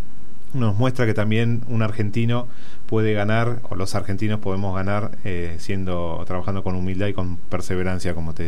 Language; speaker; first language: Spanish; native; Spanish